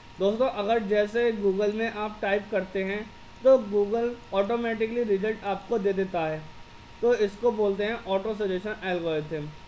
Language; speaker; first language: Hindi; native; Hindi